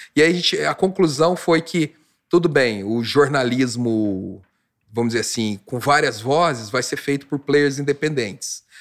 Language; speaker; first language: Portuguese; native; Portuguese